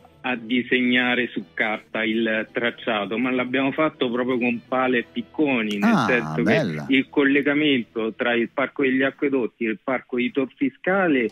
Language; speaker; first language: Italian; native; Italian